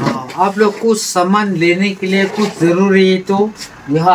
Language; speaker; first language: Hindi; non-native, local second language; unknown